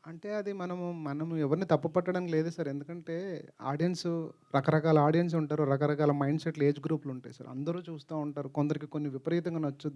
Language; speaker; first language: Telugu; native; Telugu